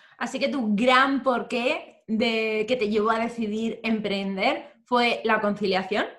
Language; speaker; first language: Spanish; native; Spanish